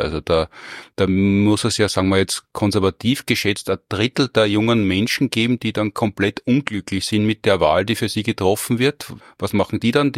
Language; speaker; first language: German; native; German